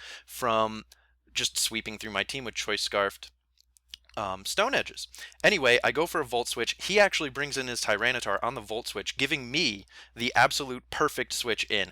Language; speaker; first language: English; native; English